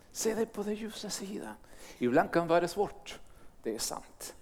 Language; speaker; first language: Swedish; non-native, fluent; Spanish